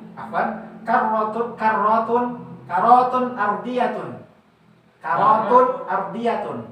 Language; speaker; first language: Arabic; non-native, learner; Indonesian